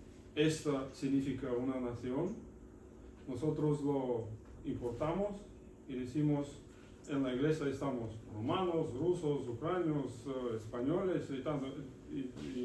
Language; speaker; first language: Spanish; non-native, learner; Russian